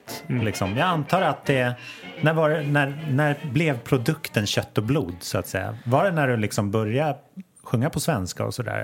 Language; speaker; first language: Swedish; native; Swedish